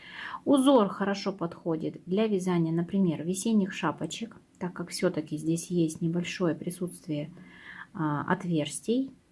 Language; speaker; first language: Russian; native; Russian